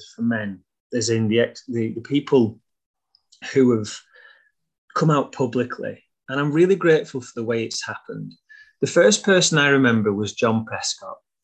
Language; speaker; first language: English; native; English